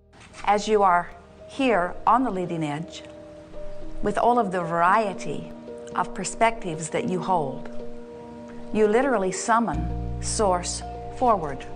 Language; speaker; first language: English; native; English